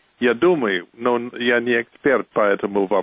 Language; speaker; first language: Russian; non-native, fluent; English